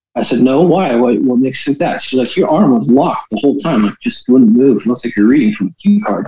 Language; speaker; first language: English; native; English